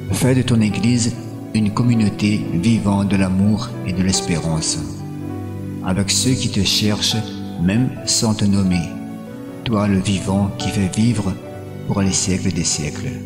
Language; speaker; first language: French; native; French